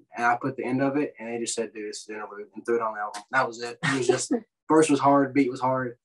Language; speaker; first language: English; native; English